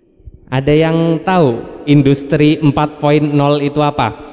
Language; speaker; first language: Indonesian; native; Indonesian